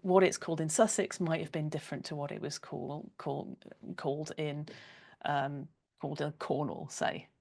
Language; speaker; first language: English; native; English